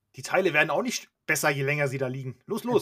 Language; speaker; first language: German; native; German